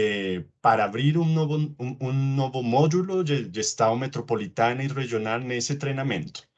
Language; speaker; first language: Portuguese; non-native, learner; Spanish